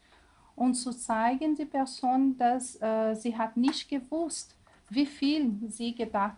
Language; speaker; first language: German; non-native, learner; Portuguese